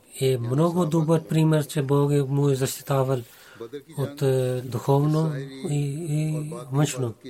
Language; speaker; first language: Bulgarian; non-native, learner; Urdu